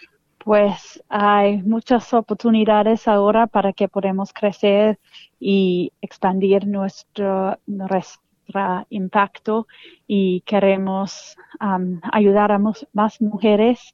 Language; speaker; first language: Spanish; non-native, fluent; English